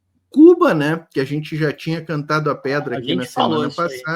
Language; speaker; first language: Portuguese; native; Portuguese